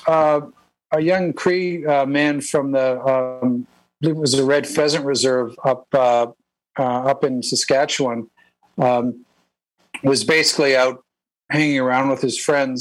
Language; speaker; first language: English; native; English